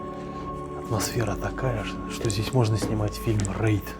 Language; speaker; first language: Russian; native; Russian